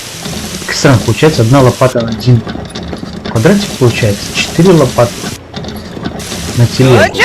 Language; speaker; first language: Russian; native; Russian